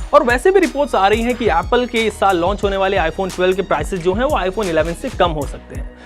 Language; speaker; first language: Hindi; native; Hindi